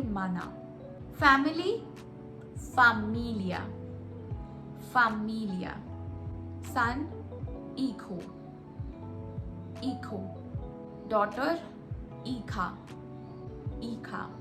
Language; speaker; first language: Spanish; non-native, fluent; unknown